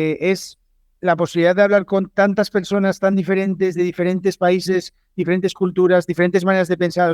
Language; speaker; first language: Spanish; native; Spanish